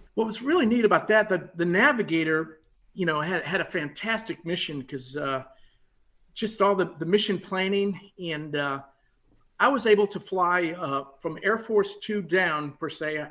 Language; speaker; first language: English; native; English